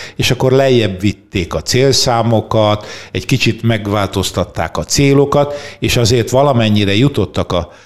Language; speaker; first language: Hungarian; native; Hungarian